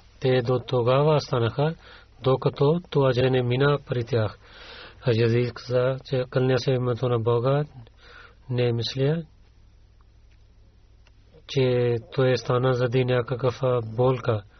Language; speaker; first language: Bulgarian; non-native, learner; Urdu